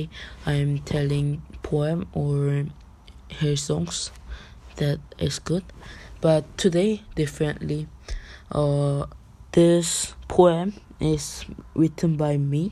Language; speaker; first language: English; non-native, learner; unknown